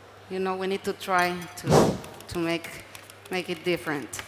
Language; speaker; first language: English; non-native, learner; Spanish